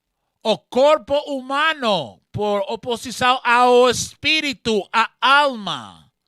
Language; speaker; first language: Portuguese; non-native, learner; Spanish